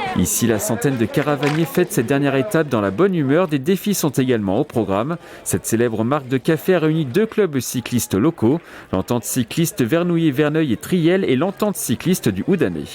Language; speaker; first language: French; native; French